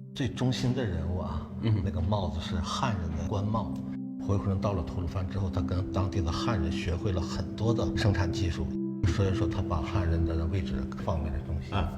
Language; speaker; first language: Chinese; native; Chinese